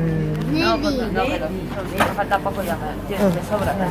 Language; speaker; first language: Spanish; native; Spanish